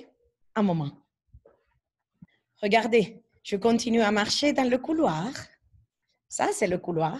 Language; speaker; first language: French; non-native, fluent; Spanish